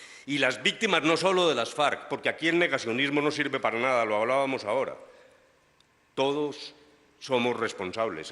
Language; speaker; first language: Spanish; native; Spanish